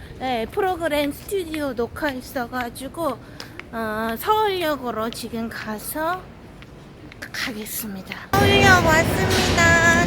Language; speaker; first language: Korean; native; Korean